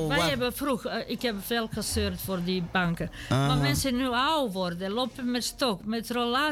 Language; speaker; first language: Dutch; non-native, learner; Serbian